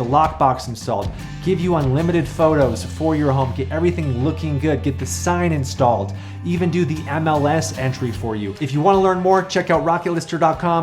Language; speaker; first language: English; native; English